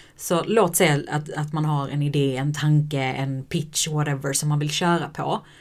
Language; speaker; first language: Swedish; native; Swedish